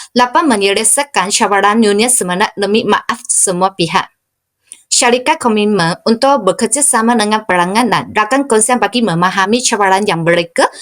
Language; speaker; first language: Malay; non-native, local second language; Chinese